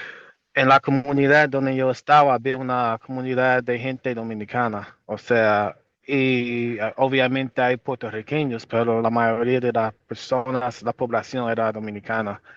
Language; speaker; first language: Spanish; non-native, fluent; English